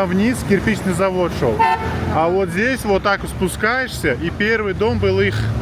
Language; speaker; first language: Russian; native; Russian